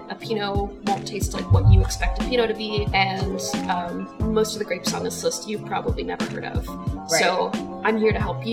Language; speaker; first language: English; native; English